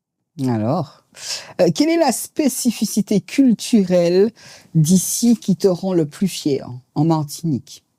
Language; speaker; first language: French; native; French